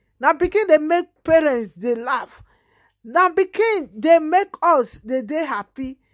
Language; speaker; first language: Nigerian Pidgin; native; Nigerian Pidgin